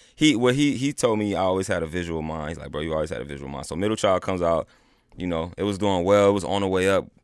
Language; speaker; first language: English; native; English